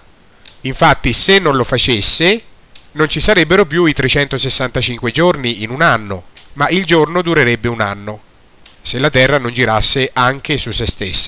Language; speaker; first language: Italian; native; Italian